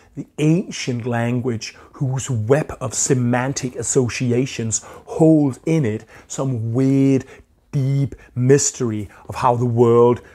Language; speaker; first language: English; non-native, fluent; Danish